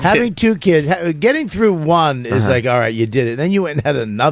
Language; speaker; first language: English; native; English